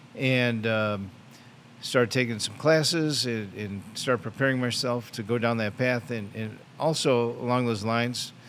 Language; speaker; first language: English; native; English